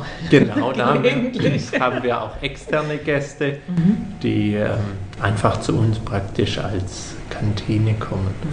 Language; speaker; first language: German; native; German